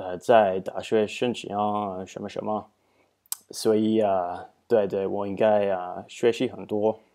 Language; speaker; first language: Chinese; non-native, learner; English